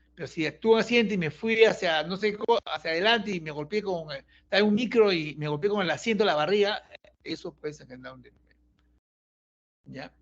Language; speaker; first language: Spanish; native; Spanish